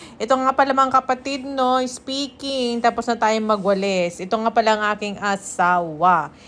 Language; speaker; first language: Filipino; native; Filipino